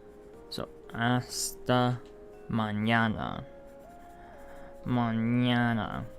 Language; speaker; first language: Spanish; non-native, learner; English